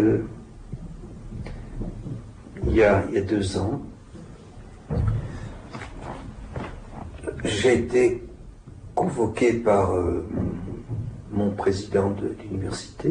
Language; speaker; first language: French; native; French